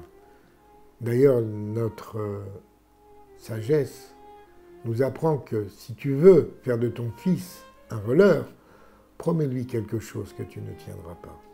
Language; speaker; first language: French; native; French